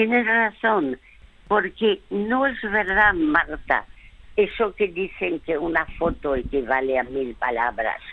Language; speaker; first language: Spanish; early bilingual, other home language; French